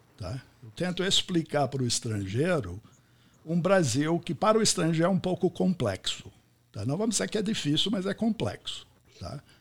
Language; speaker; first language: Portuguese; non-native, fluent; English